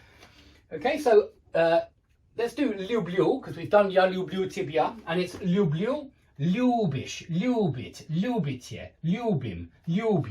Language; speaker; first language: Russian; non-native, learner; English